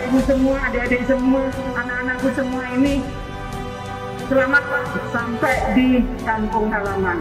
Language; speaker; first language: Indonesian; native; Indonesian